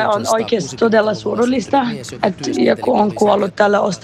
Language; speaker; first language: Finnish; early bilingual, other home language; Arabic